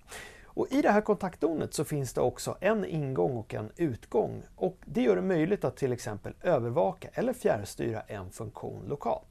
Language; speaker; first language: Swedish; native; Swedish